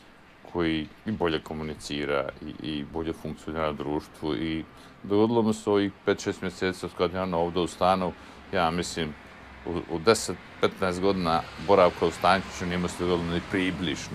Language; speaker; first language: Croatian; native; Croatian